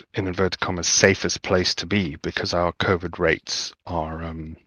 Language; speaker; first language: English; native; English